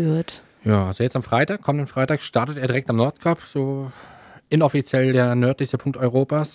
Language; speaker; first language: German; native; German